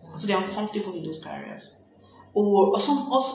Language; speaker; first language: English; non-native, local second language; Yoruba